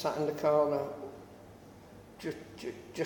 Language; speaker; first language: English; native; English